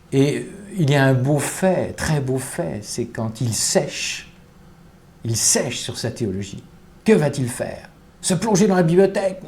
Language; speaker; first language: French; native; French